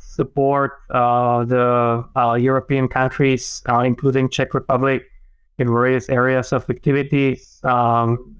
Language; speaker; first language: English; non-native, fluent; Czech